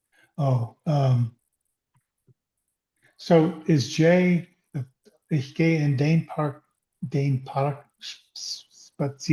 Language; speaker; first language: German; non-native, learner; English